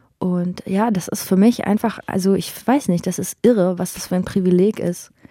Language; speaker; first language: German; early bilingual, other home language; Persian